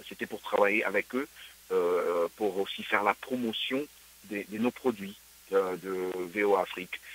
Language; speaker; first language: French; non-native, local second language; Luba-Lulua